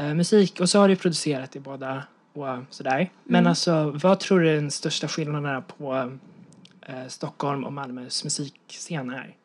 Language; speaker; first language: Swedish; native; Swedish